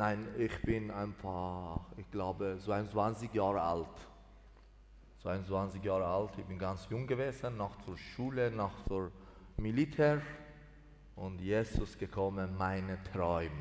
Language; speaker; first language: German; non-native, learner; Persian